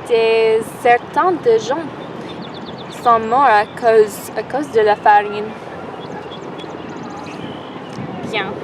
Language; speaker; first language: French; non-native, learner; English